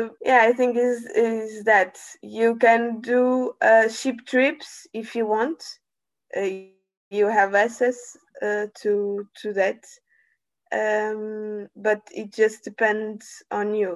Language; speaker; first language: English; non-native, learner; Portuguese